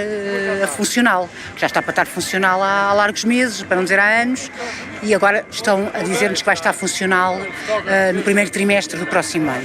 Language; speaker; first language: Portuguese; native; Portuguese